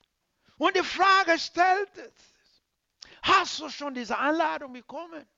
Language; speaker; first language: German; non-native, learner; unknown